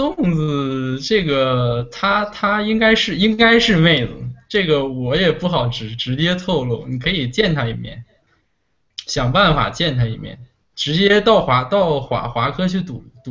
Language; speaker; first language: Chinese; native; Chinese